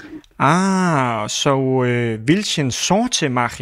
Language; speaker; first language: German; non-native, learner; Danish